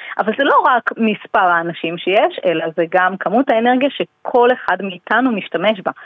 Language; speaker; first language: Hebrew; native; Hebrew